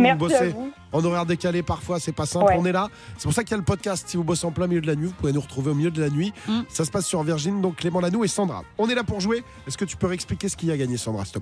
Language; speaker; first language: French; native; French